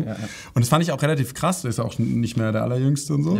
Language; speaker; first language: German; native; German